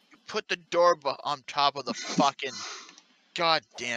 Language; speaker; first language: English; native; English